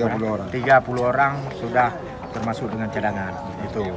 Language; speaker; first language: Indonesian; non-native, local second language; Achinese